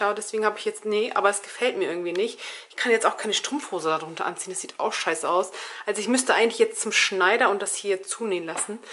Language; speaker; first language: German; early bilingual, other home language; Turkish